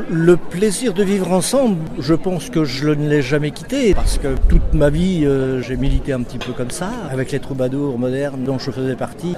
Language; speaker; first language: French; native; French